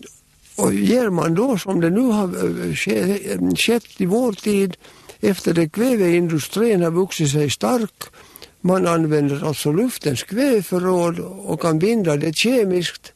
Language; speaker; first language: Swedish; native; Swedish